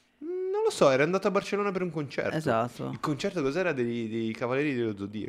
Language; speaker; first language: Italian; native; Italian